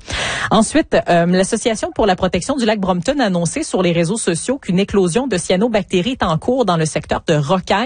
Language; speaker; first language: French; native; French